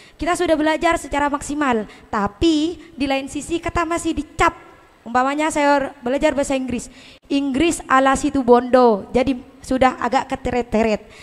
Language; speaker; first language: Indonesian; non-native, local second language; Madurese